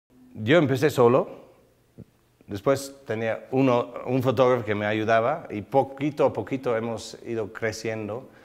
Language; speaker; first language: Spanish; non-native, fluent; English